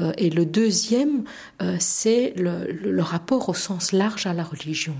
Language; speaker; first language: French; non-native, fluent; Romanian